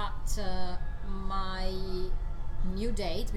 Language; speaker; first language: English; non-native, fluent; Italian